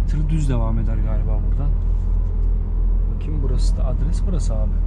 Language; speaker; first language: Turkish; native; Turkish